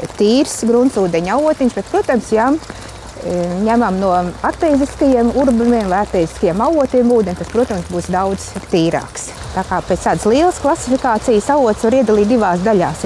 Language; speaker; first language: Latvian; native; Latvian